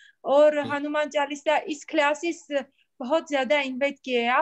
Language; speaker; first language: Hindi; non-native, learner; Armenian